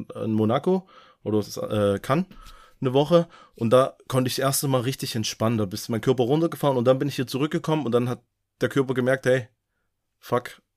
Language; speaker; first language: German; native; German